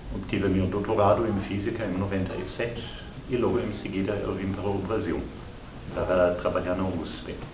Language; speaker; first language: Portuguese; non-native, fluent; German